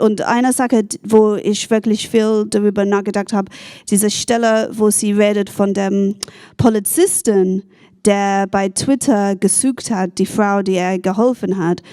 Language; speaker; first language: German; non-native, fluent; English